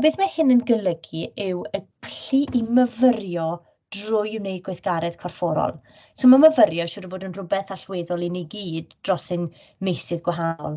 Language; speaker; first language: Welsh; native; Welsh